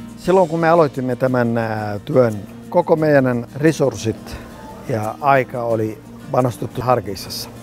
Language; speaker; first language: Finnish; non-native, fluent; Somali